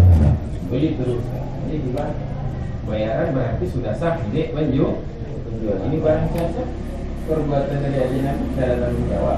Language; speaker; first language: Indonesian; native; Indonesian